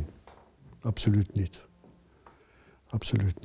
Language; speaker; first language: Dutch; non-native, local second language; French